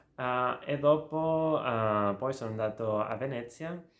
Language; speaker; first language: Italian; non-native, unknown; Catalan